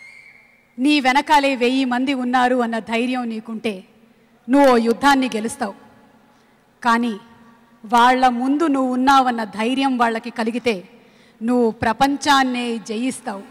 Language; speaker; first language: Telugu; native; Telugu